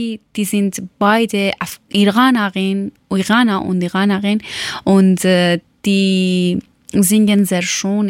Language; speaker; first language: German; non-native, learner; Persian